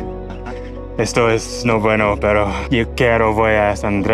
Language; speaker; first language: Spanish; non-native, learner; English